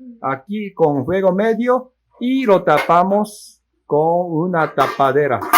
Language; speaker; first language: Spanish; non-native, fluent; Japanese